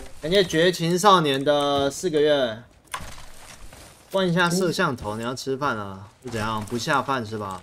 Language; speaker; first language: Chinese; native; Chinese